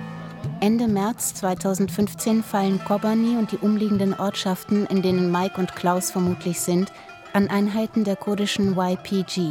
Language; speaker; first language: German; native; German